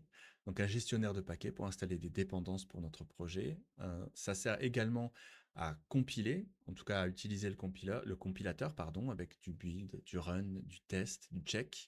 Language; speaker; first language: French; native; French